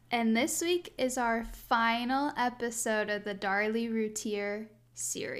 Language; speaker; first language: English; native; English